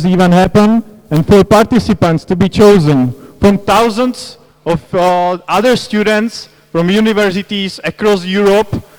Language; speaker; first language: English; non-native, fluent; Czech